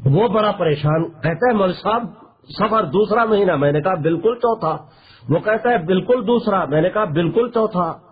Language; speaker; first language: Urdu; non-native, local second language; Punjabi